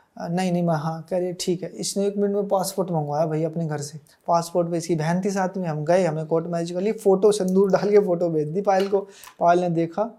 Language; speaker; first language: Hindi; native; Hindi